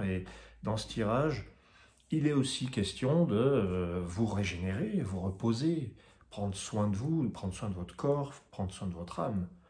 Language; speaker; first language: French; native; French